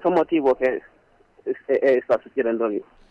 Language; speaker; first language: Italian; non-native, learner; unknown